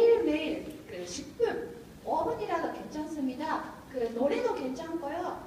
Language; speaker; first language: Korean; non-native, fluent; Japanese